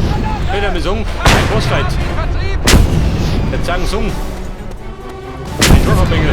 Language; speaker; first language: German; native; German